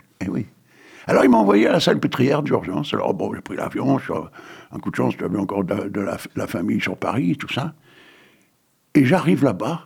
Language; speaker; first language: French; native; French